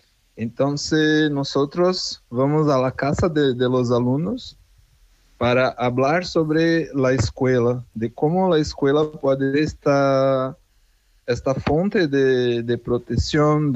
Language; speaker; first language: Spanish; non-native, fluent; Portuguese